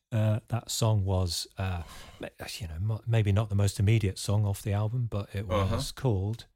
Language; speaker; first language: English; native; English